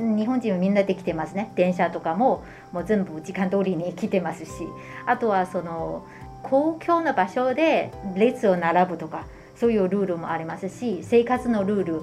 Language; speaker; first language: Japanese; non-native, fluent; Chinese